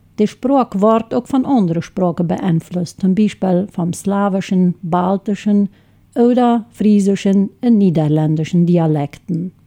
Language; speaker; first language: German; non-native, local second language; Low German